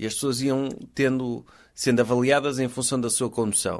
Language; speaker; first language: Portuguese; native; Portuguese